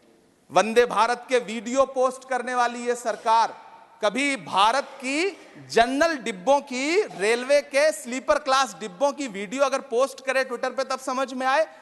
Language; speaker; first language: Hindi; native; Hindi